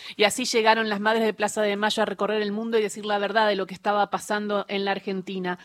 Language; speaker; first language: Spanish; native; Spanish